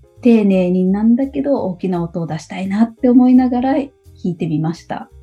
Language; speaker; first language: Japanese; native; Japanese